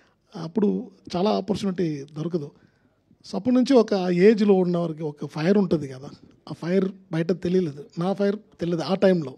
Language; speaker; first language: Telugu; non-native, learner; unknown